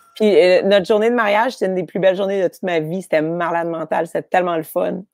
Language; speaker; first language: French; native; French